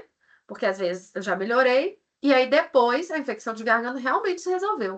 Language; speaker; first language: Portuguese; native; Portuguese